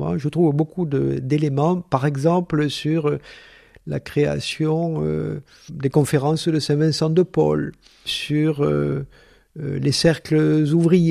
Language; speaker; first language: French; native; French